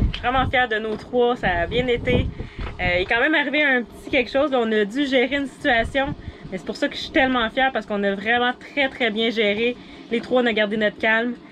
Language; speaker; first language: French; native; French